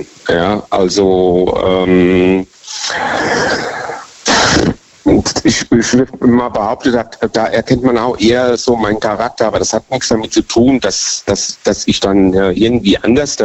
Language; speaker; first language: German; native; German